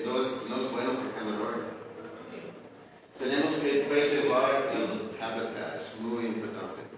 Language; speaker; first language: Spanish; non-native, learner; English